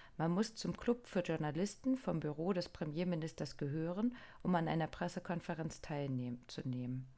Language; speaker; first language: German; non-native, fluent; Japanese